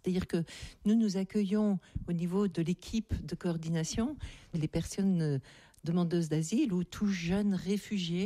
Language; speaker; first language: French; native; French